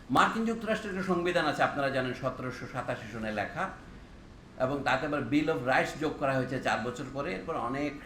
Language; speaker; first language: Bangla; non-native, local second language; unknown